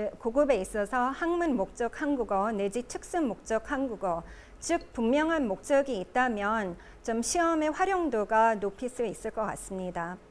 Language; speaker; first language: Korean; native; Korean